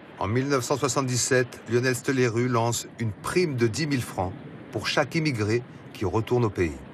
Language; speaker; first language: French; native; French